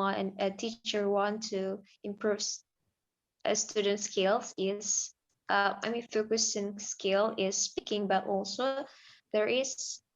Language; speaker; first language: English; non-native, learner; Indonesian